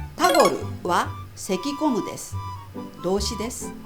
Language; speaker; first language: Japanese; native; Japanese